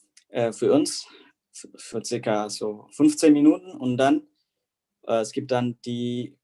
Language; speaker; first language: German; non-native, fluent; Indonesian